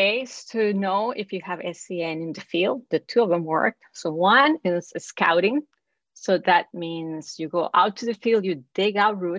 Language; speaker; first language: English; non-native, fluent; Spanish